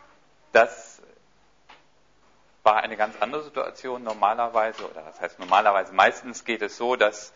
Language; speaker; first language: German; native; German